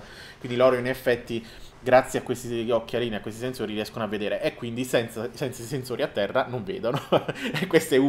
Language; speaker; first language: Italian; native; Italian